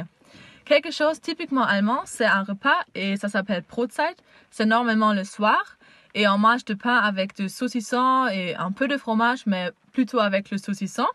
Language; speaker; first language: French; non-native, learner; German